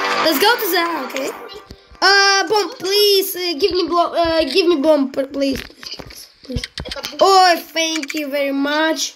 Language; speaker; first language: English; non-native, learner; Russian